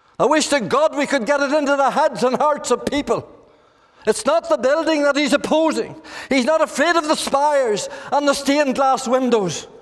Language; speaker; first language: English; native; English